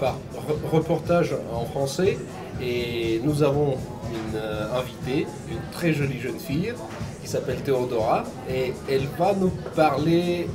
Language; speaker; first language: French; non-native, fluent; Russian